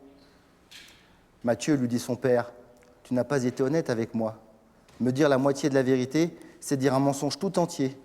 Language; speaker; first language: French; native; French